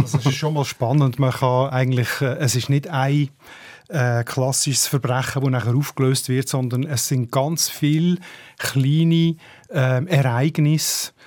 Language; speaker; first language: German; native; German